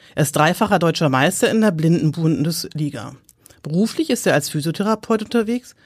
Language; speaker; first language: German; native; German